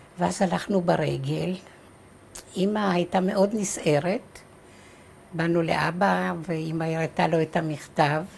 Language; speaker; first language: Hebrew; early bilingual, other home language; Czech